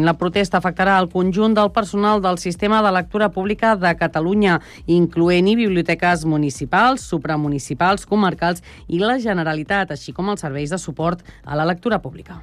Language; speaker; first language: Catalan; native; Catalan